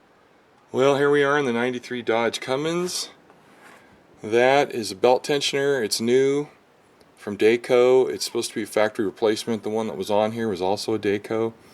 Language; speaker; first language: English; native; English